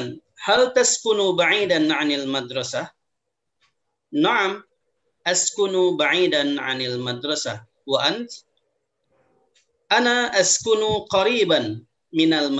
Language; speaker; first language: Arabic; non-native, fluent; Indonesian